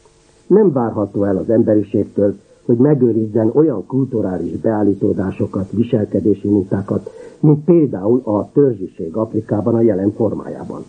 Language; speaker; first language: Hungarian; native; Hungarian